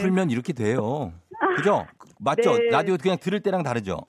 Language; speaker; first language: Korean; native; Korean